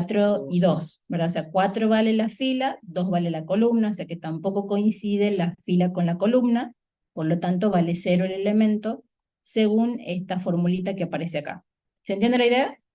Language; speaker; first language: Spanish; native; Spanish